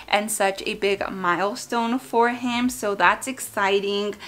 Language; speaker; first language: English; native; English